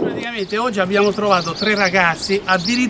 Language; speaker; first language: Italian; native; Italian